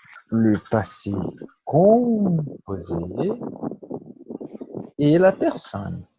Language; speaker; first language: French; non-native, fluent; Portuguese